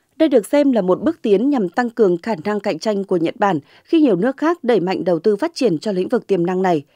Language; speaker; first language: Vietnamese; native; Vietnamese